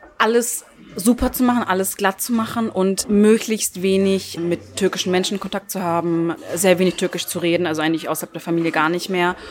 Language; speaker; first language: German; early bilingual, other home language; Turkish